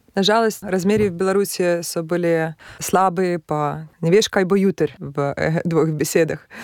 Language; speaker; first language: Slovenian; non-native, fluent; Russian